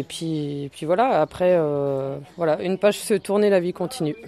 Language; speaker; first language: French; native; French